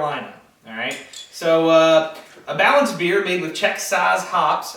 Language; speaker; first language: English; native; English